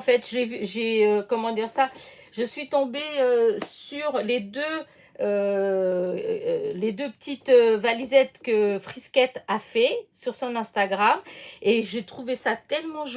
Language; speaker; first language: French; native; French